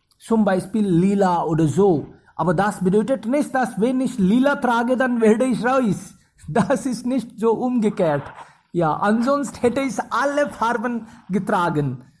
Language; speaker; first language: German; non-native, fluent; Hindi